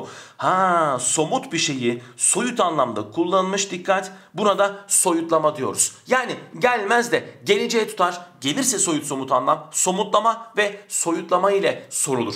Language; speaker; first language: Turkish; native; Turkish